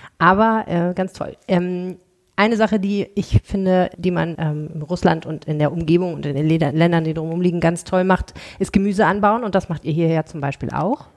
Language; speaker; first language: German; native; German